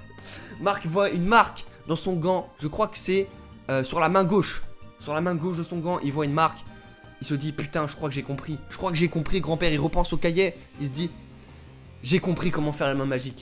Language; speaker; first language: French; native; French